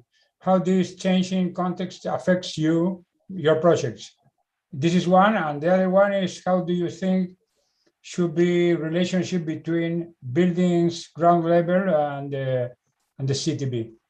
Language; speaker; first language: English; non-native, learner; Spanish